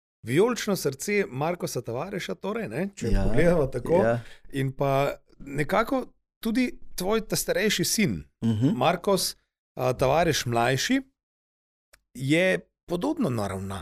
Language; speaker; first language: Slovenian; native; Slovenian